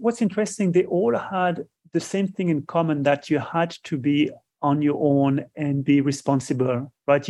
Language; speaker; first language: English; non-native, fluent; French